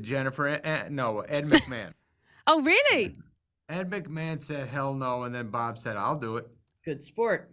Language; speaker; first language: English; native; English